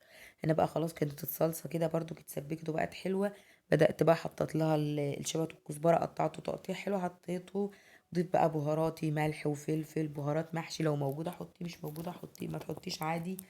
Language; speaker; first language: Arabic; native; Arabic